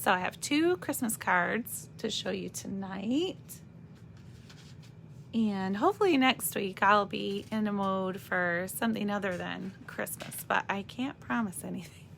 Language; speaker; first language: English; native; English